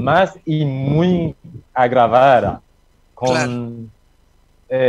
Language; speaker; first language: Spanish; non-native, learner; Haitian Creole